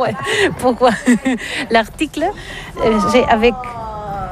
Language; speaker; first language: French; non-native, learner; Catalan